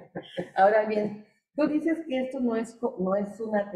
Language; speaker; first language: Spanish; native; Spanish